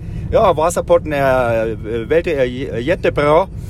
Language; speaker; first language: Swedish; non-native, learner; German